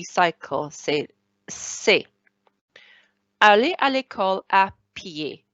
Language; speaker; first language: French; non-native, fluent; Welsh